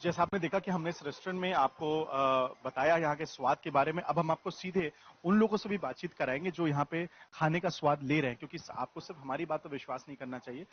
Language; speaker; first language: Hindi; native; Hindi